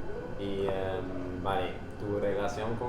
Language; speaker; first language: Spanish; non-native, fluent; English